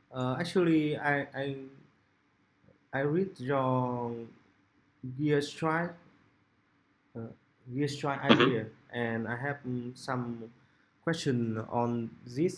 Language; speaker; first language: English; non-native, local second language; Vietnamese